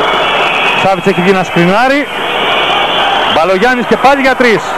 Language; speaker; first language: Greek; native; Greek